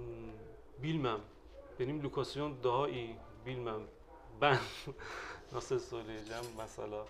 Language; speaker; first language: Turkish; non-native, learner; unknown